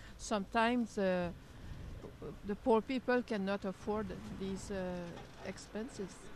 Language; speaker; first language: English; non-native, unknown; French